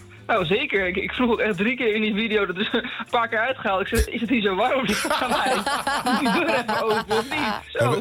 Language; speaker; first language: Dutch; native; Dutch